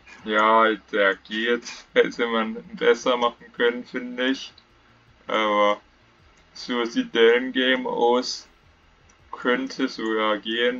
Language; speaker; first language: German; native; German